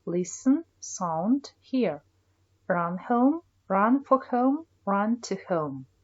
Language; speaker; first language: English; non-native, fluent; Kazakh